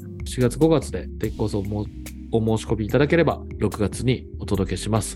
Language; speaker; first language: Japanese; native; Japanese